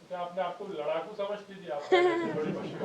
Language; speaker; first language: Hindi; native; Hindi